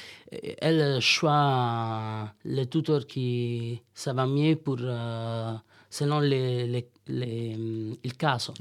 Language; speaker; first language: French; non-native, learner; Italian